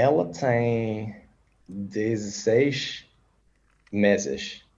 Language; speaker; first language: Portuguese; non-native, learner; English